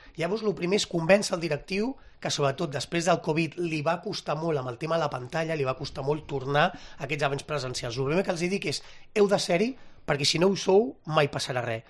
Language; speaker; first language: Catalan; native; Catalan